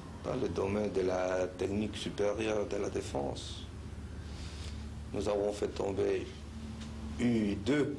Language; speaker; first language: French; non-native, fluent; Spanish